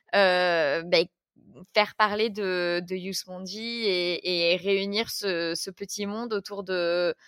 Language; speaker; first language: French; native; French